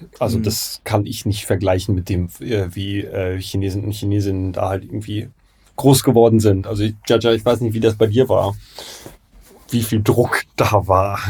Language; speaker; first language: German; native; German